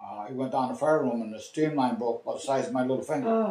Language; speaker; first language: English; native; English